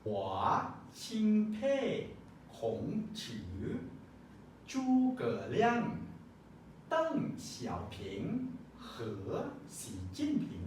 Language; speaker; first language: Chinese; non-native, learner; Lao